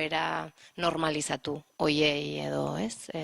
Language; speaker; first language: Basque; native; Basque